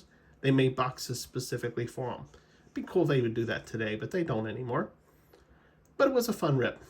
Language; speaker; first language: English; native; English